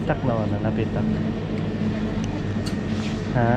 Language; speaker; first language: Russian; non-native, learner; Cebuano